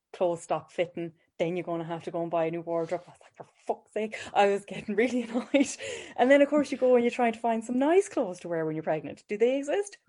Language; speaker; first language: English; native; English